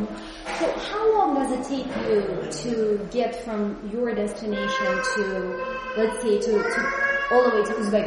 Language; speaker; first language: English; non-native, fluent; Uzbek